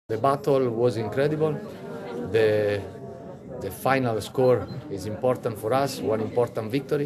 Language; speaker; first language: English; non-native, fluent; Italian